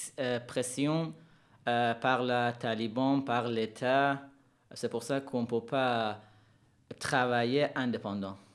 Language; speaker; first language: French; non-native, learner; Persian